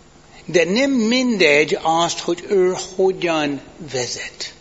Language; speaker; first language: Hungarian; non-native, fluent; English